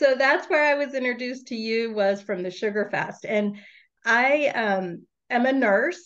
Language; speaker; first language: English; native; English